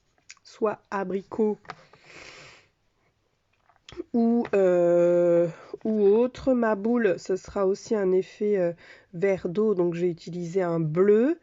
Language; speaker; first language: French; native; French